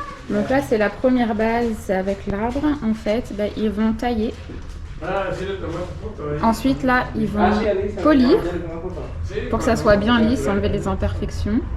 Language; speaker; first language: French; native; French